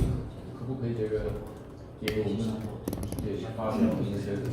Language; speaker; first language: Chinese; non-native, fluent; Korean